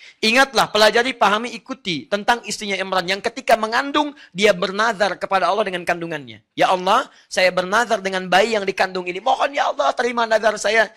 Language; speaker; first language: Indonesian; non-native, fluent; Arabic